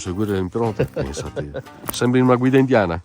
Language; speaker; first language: Italian; native; Italian